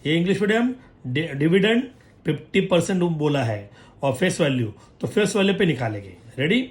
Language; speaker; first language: Hindi; non-native, local second language; Marathi